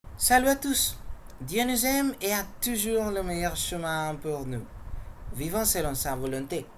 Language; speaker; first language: French; non-native, learner; Spanish